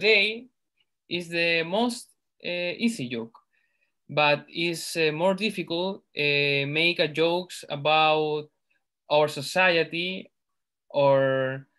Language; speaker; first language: English; non-native, learner; Spanish